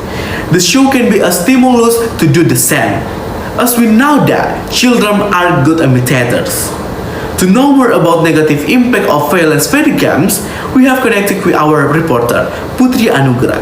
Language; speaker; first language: English; non-native, learner; Indonesian